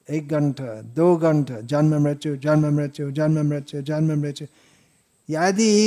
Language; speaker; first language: Hindi; non-native, fluent; English